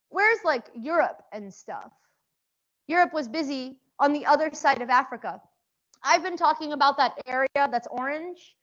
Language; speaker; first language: English; early bilingual, other home language; Persian